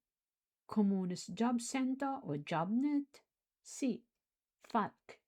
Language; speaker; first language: Danish; non-native, fluent; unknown